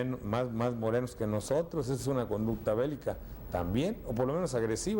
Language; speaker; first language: Spanish; native; Spanish